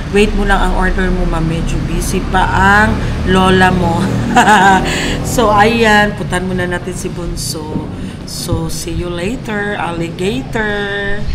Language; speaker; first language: Filipino; non-native, local second language; Cebuano